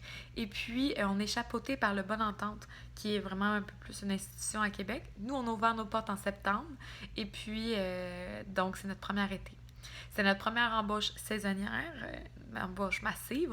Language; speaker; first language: French; native; French